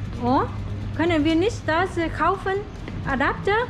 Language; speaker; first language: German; non-native, learner; Vietnamese